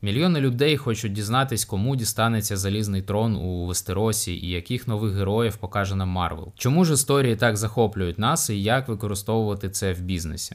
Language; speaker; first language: Ukrainian; native; Ukrainian